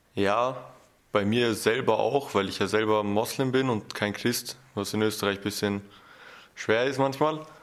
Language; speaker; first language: German; early bilingual, other home language; Albanian